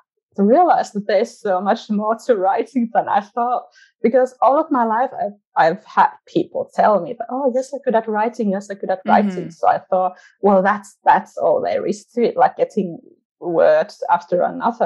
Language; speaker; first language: English; non-native, fluent; Finnish